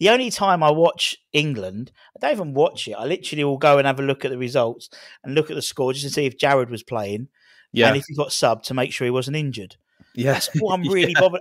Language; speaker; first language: English; native; English